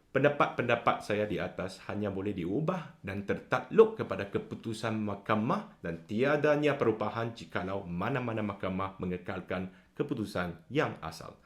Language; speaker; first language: Malay; non-native, local second language; Chinese